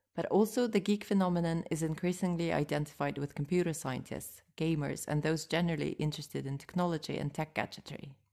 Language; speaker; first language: English; non-native, fluent; Russian